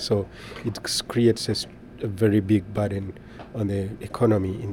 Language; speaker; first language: English; non-native, local second language; Ganda